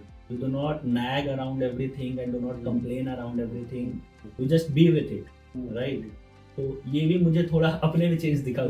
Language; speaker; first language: Hindi; native; Hindi